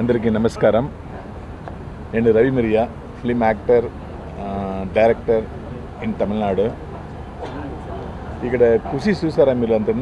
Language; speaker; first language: Telugu; non-native, learner; Tamil